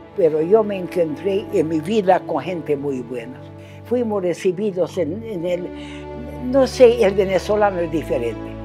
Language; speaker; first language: Spanish; non-native, fluent; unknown